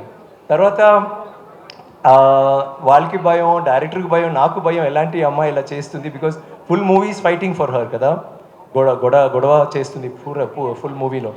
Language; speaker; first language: Telugu; non-native, local second language; Tamil